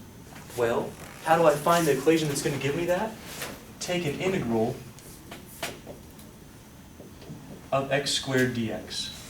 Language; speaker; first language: English; native; English